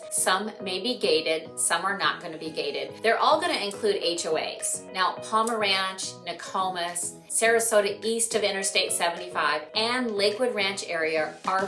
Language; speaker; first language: English; native; English